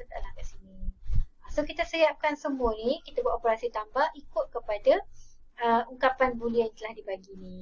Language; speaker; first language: Malay; native; Malay